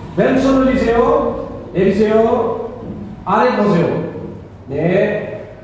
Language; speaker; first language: Korean; non-native, fluent; Urdu